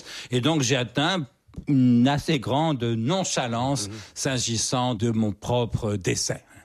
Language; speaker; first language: French; native; French